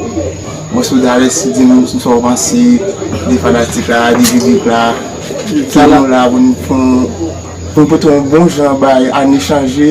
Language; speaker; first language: French; non-native, learner; Haitian Creole